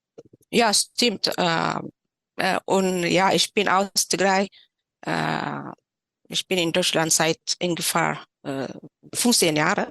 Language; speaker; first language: German; non-native, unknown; Tigrinya